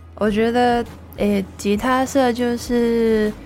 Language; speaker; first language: Chinese; non-native, local second language; Cantonese